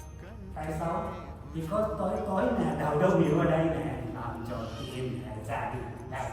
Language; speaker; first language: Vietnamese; non-native, learner; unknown